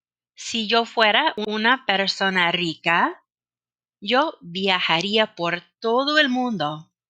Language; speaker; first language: Spanish; non-native, fluent; English